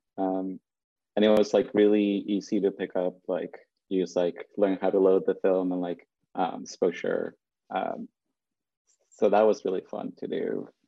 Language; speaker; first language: English; early bilingual, other home language; Spanish